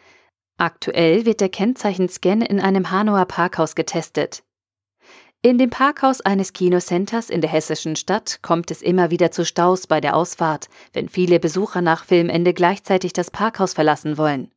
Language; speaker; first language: German; native; German